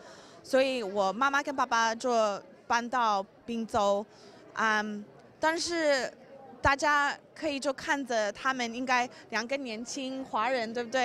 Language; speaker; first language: Chinese; early bilingual, heritage; English